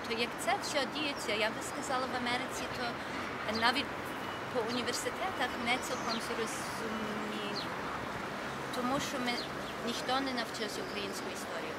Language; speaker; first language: Ukrainian; early bilingual, heritage; Ukrainian